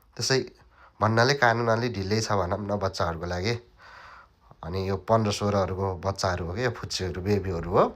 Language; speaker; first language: Nepali; native; Nepali